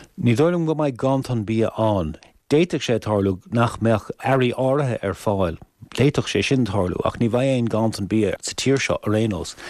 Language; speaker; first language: Irish; native; Irish